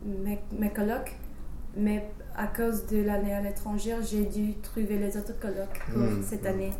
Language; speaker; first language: French; non-native, fluent; English